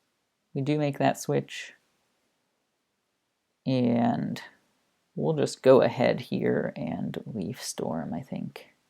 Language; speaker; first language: English; native; English